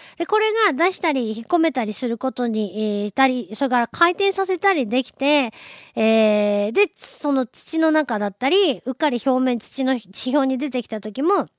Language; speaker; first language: Japanese; native; Japanese